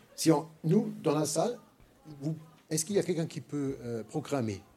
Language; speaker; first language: French; non-native, fluent; German